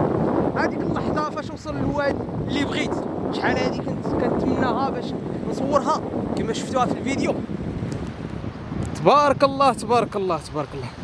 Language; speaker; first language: Arabic; native; Arabic